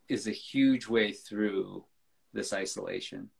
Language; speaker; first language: English; native; English